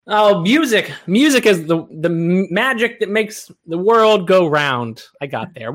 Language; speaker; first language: English; native; English